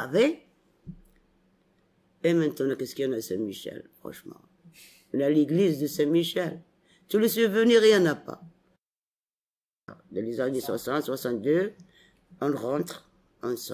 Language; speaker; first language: French; non-native, local second language; Arabic